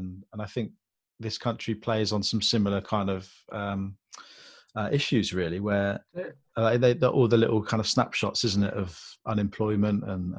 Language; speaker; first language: English; native; English